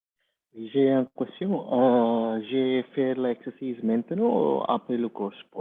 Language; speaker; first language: French; non-native, learner; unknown